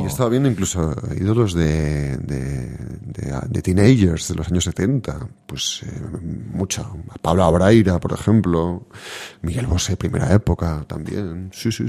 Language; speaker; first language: Spanish; native; Spanish